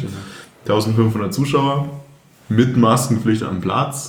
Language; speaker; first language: German; native; German